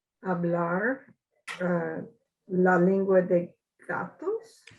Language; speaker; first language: Spanish; non-native, learner; English